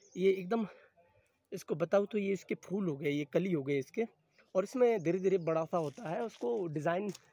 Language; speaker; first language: Hindi; non-native, local second language; Bangla